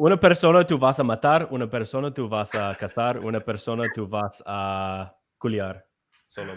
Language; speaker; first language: Spanish; non-native, learner; English